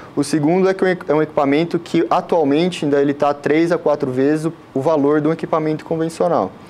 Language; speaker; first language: Portuguese; native; Portuguese